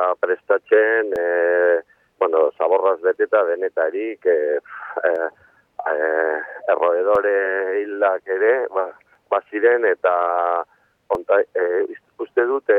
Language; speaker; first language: Basque; non-native, local second language; Spanish